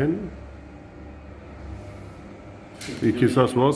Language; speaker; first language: Spanish; non-native, fluent; German